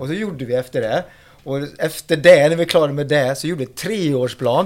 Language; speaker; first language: Swedish; non-native, fluent; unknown